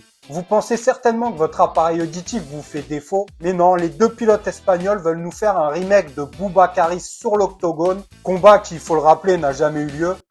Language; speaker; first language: French; native; French